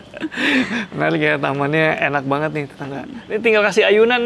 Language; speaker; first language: Indonesian; native; Indonesian